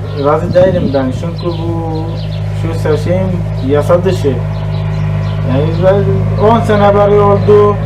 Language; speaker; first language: Turkish; non-native, learner; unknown